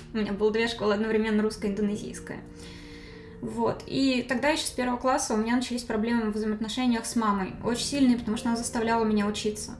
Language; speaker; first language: Russian; native; Russian